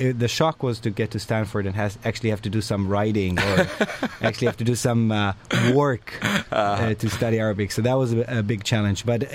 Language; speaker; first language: English; non-native, fluent; Hebrew